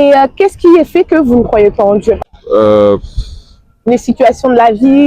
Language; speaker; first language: French; native; French